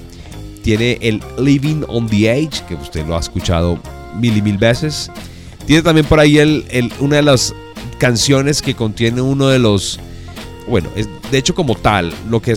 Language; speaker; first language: Spanish; native; Spanish